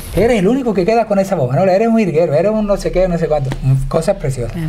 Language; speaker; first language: Spanish; native; Spanish